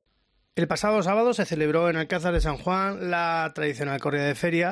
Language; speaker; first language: Spanish; native; Spanish